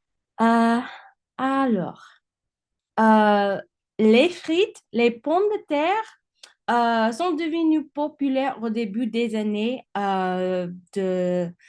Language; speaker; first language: French; non-native, learner; English